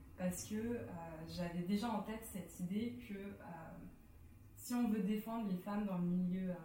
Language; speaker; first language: French; native; French